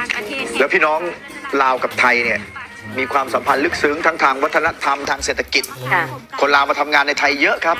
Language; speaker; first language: Thai; native; Thai